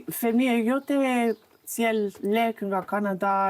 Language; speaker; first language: Albanian; non-native, learner; English